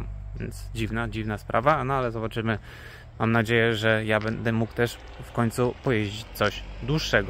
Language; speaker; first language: Polish; native; Polish